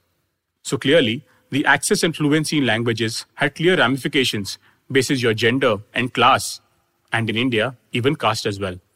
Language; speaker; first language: English; non-native, local second language; Hindi